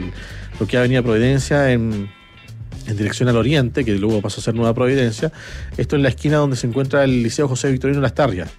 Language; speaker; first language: Spanish; native; Spanish